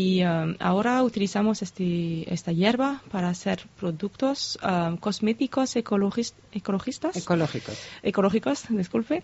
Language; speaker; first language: Spanish; non-native, fluent; French